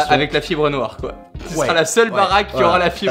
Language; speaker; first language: French; native; French